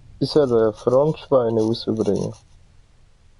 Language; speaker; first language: German; native; German